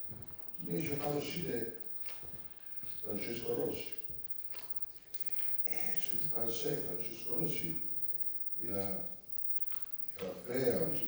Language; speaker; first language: French; non-native, learner; Italian